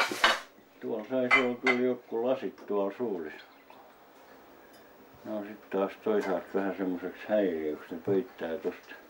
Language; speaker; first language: Finnish; native; Finnish